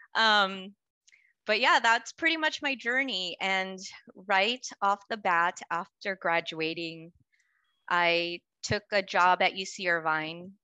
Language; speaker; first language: English; native; English